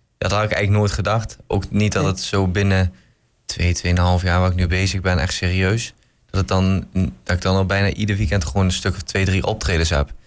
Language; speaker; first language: Dutch; native; Dutch